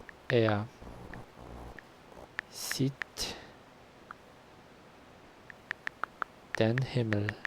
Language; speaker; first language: German; non-native, learner; Spanish